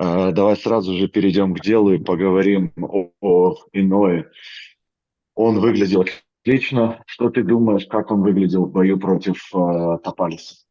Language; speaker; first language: Russian; native; Russian